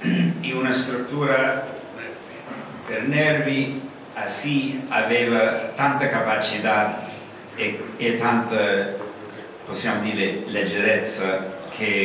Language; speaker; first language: Italian; non-native, learner; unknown